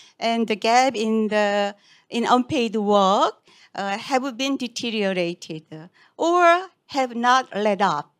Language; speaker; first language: English; non-native, fluent; Korean